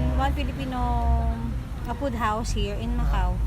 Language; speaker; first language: English; non-native, learner; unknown